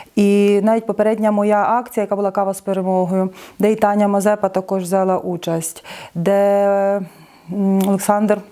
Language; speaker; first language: Ukrainian; native; Ukrainian